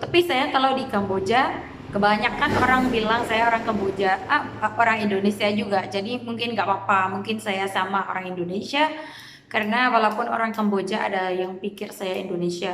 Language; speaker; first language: Indonesian; non-native, fluent; Khmer